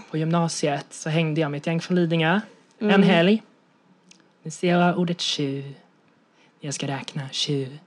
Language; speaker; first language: Swedish; native; Swedish